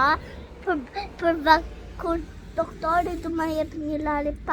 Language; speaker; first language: Albanian; early bilingual, heritage; Albanian